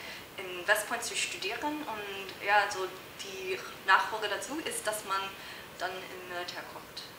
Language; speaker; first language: German; non-native, fluent; English